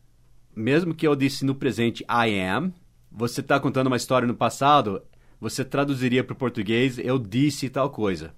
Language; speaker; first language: Portuguese; non-native, fluent; English